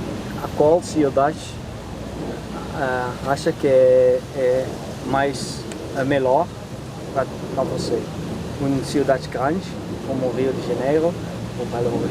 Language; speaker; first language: Portuguese; non-native, learner; Dutch